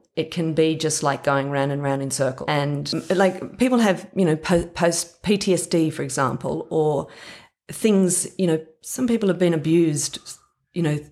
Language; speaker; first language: English; native; English